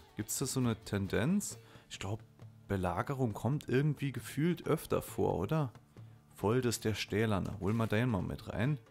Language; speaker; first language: German; native; German